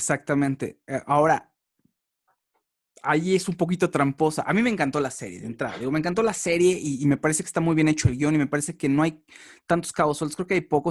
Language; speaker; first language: Spanish; native; Spanish